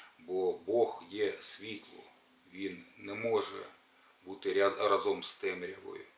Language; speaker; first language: Ukrainian; native; Ukrainian